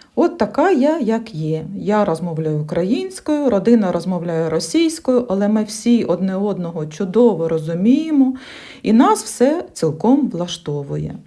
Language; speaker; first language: Ukrainian; non-native, local second language; Russian